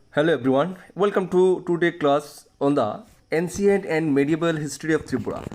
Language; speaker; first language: English; non-native, local second language; Bangla